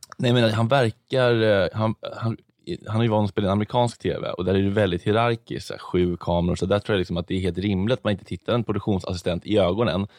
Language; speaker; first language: Swedish; native; Swedish